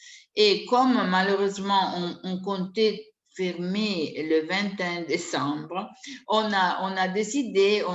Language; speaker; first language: French; non-native, fluent; Italian